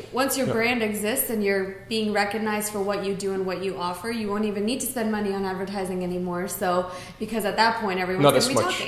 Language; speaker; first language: English; native; English